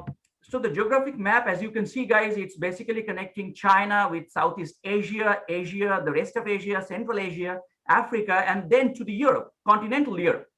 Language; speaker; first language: English; non-native, local second language; Bangla